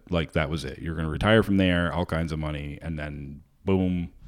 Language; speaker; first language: English; native; English